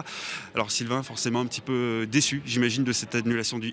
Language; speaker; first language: French; native; French